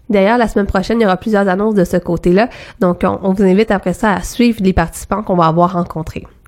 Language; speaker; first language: French; native; French